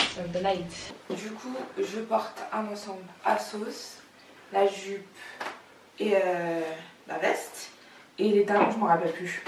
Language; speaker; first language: French; early bilingual, other home language; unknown